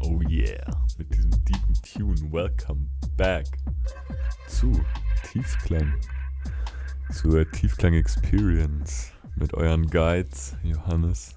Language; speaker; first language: German; native; German